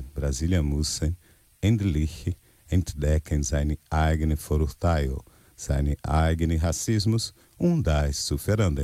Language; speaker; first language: German; non-native, learner; Portuguese